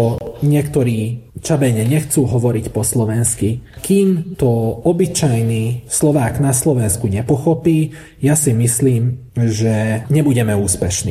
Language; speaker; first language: Slovak; early bilingual, heritage; Slovak